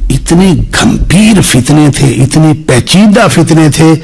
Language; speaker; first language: Urdu; non-native, local second language; Punjabi